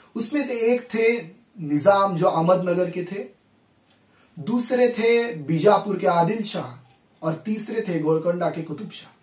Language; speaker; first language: Hindi; non-native, local second language; Marathi